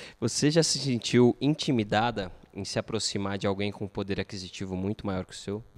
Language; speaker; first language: Portuguese; native; Portuguese